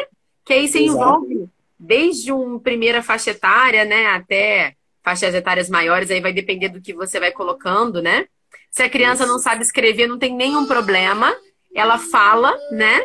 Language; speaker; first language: Portuguese; native; Portuguese